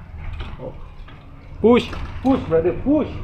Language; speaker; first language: English; non-native, local second language; Malay